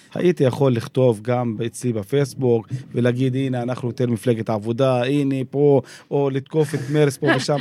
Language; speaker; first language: Hebrew; non-native, local second language; Arabic